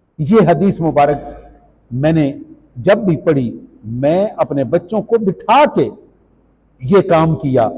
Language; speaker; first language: Urdu; non-native, local second language; Punjabi